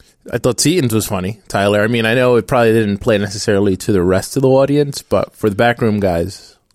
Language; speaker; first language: English; native; English